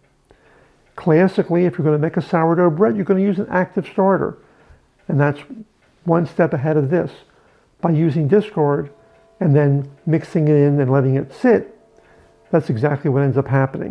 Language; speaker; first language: English; native; English